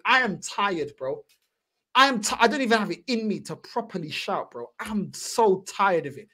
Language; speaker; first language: English; early bilingual, other home language; Portuguese